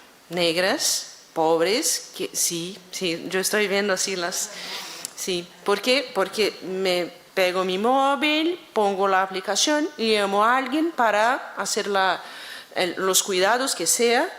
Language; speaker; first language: Spanish; non-native, fluent; Portuguese